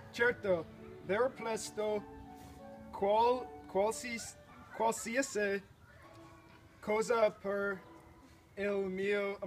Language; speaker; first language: Italian; non-native, learner; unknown